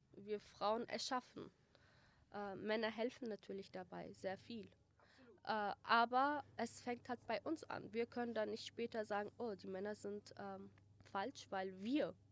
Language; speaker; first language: German; early bilingual, other home language; Kurdish